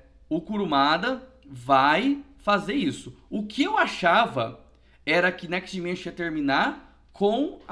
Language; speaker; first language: Portuguese; native; Portuguese